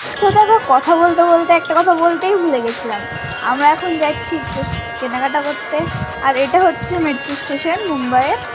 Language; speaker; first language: Bangla; non-native, local second language; Hindi